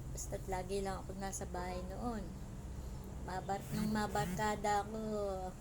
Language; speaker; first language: Filipino; native; Filipino